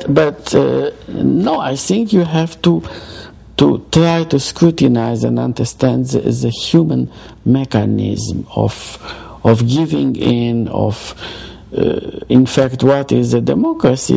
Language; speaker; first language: English; non-native, fluent; Romanian